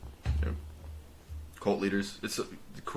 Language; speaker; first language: English; native; English